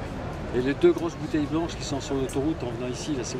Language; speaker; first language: French; native; French